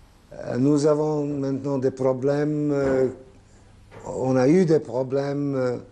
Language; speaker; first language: French; non-native, fluent; Serbian